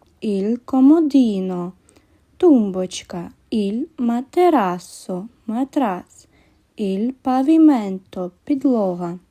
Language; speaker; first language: Italian; non-native, learner; Ukrainian